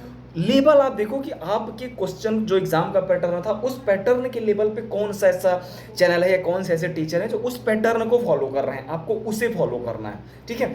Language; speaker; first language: Hindi; native; Hindi